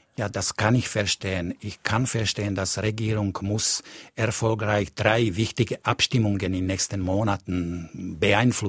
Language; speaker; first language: German; non-native, fluent; Slovak